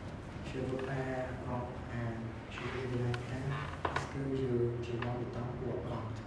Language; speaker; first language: French; non-native, learner; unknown